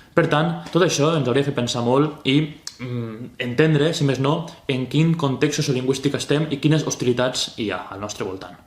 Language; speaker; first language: Catalan; native; Catalan